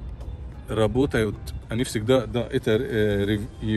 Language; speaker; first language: Russian; non-native, local second language; Arabic